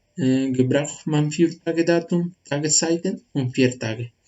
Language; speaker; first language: German; non-native, learner; Spanish